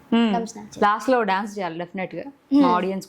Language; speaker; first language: Telugu; native; Telugu